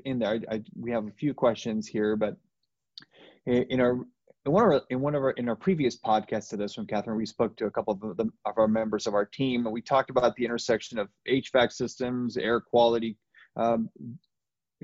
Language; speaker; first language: English; native; English